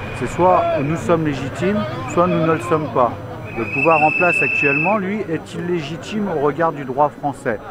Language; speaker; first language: French; native; French